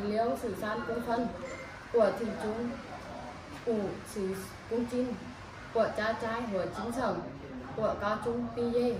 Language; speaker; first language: Chinese; non-native, learner; Vietnamese